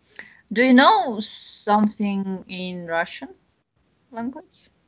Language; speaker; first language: English; non-native, learner; Bashkir